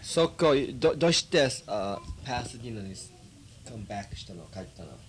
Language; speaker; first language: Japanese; early bilingual, heritage; English